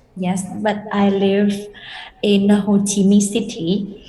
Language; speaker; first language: English; non-native, learner; Vietnamese